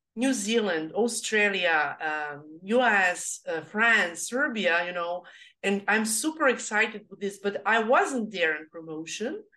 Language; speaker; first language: English; non-native, learner; Serbian